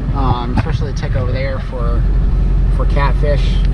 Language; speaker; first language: English; native; English